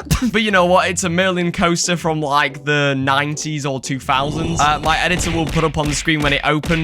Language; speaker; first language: English; native; English